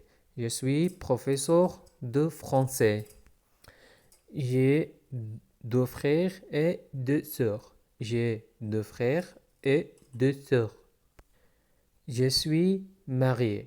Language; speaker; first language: French; non-native, fluent; Pashto